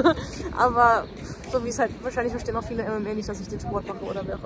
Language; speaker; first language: German; native; German